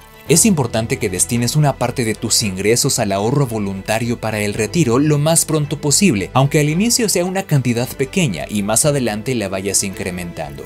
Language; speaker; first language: Spanish; native; Spanish